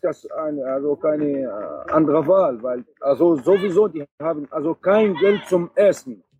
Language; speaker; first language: German; non-native, learner; Arabic